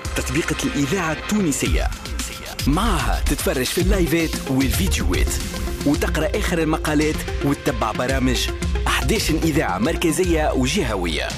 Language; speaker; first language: Arabic; native; Arabic